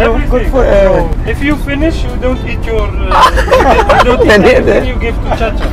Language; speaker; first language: English; non-native, learner; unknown